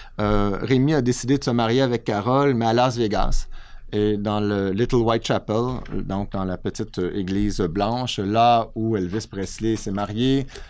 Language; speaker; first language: French; native; French